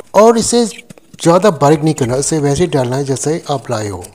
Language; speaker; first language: Hindi; non-native, local second language; Nepali